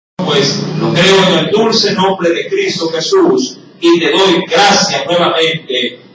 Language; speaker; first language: Spanish; native; Spanish